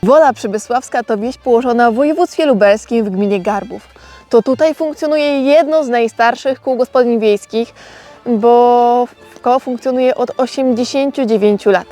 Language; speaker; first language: Polish; native; Polish